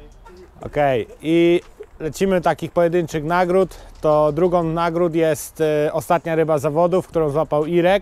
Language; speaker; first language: Polish; native; Polish